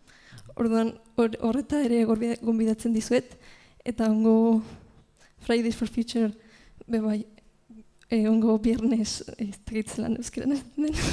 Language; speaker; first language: Basque; non-native, local second language; Spanish